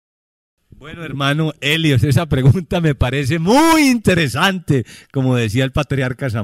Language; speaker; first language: Spanish; native; Spanish